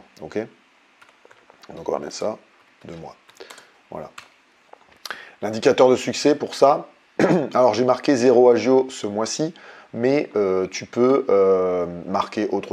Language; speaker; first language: French; native; French